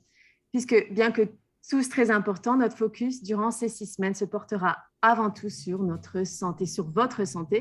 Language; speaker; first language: French; native; French